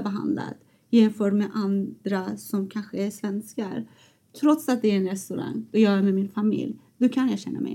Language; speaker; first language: Swedish; non-native, fluent; Persian